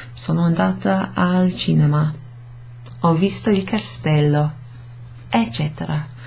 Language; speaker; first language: Italian; non-native, fluent; English